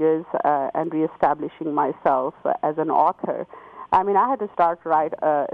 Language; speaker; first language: English; non-native, local second language; Hindi